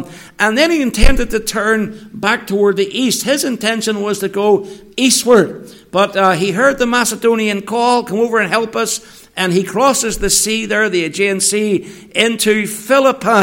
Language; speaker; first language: English; native; English